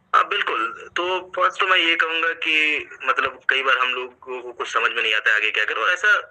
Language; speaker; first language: Hindi; native; Hindi